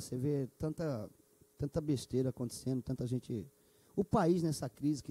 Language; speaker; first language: Portuguese; native; Portuguese